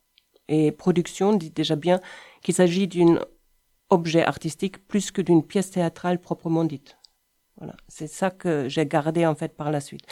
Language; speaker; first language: French; non-native, fluent; German